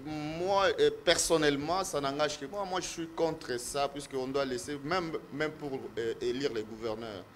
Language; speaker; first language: French; native; French